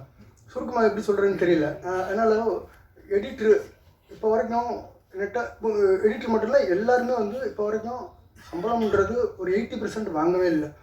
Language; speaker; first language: Tamil; native; Tamil